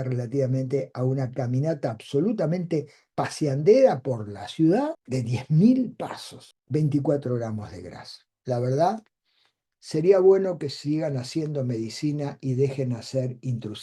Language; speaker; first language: Spanish; native; Spanish